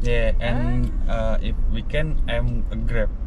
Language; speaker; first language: English; non-native, learner; Indonesian